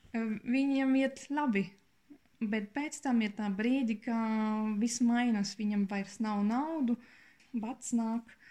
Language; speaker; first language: Latvian; non-native, learner; German